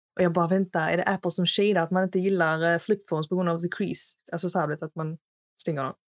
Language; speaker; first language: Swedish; non-native, fluent; Arabic